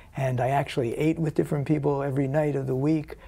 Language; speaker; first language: English; native; English